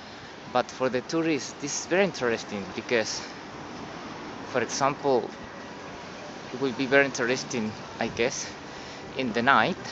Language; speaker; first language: English; non-native, learner; Spanish